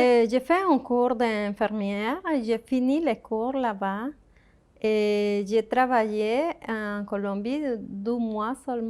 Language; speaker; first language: French; non-native, fluent; Spanish